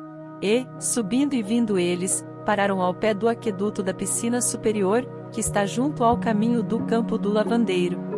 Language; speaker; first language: Portuguese; native; Portuguese